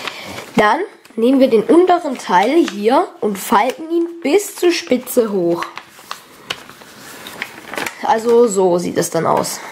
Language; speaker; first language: German; native; German